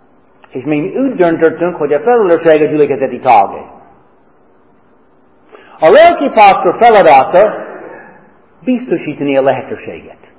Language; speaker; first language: Hungarian; non-native, fluent; English